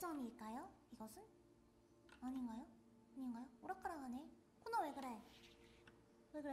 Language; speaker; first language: Korean; native; Korean